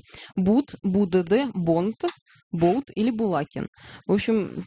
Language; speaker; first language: Russian; native; Russian